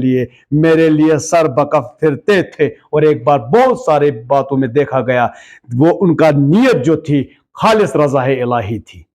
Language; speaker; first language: Urdu; native; Urdu